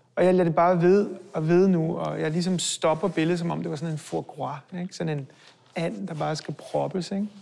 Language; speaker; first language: Danish; early bilingual, other home language; Hebrew